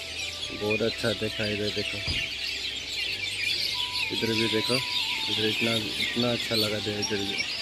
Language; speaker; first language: Hindi; non-native, local second language; Bodo